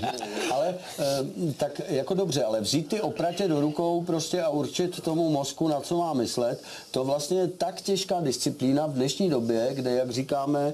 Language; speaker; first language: Czech; native; Czech